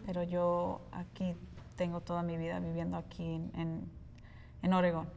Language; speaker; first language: Spanish; early bilingual, heritage; Spanish